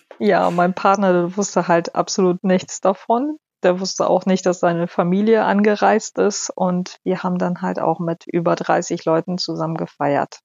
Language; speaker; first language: German; early bilingual, other home language; Polish